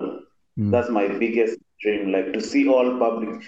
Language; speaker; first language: English; non-native, local second language; Kamba